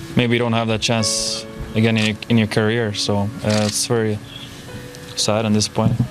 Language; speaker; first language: English; non-native, fluent; Swedish